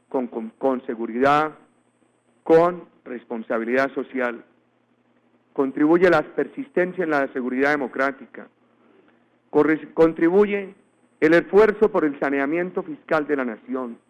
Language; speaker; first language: Spanish; native; Spanish